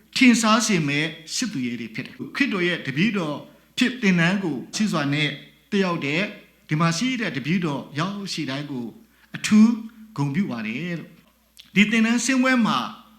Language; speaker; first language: Burmese; non-native, local second language; S'gaw Karen